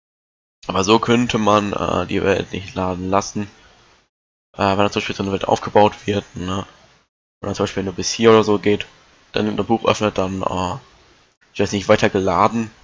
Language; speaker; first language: German; native; German